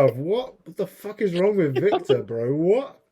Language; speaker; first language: English; native; English